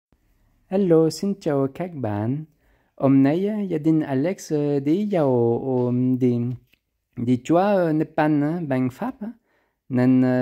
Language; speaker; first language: Vietnamese; non-native, learner; French